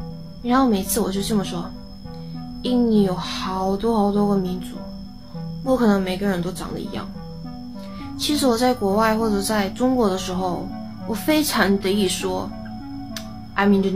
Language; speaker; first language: Chinese; non-native, fluent; Indonesian